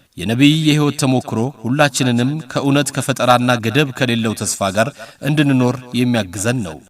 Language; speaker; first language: Amharic; native; Amharic